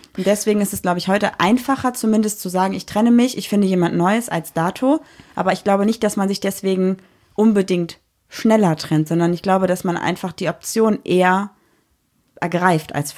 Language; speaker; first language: German; native; German